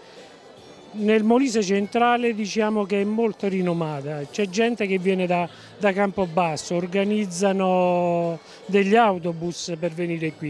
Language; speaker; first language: Italian; native; Italian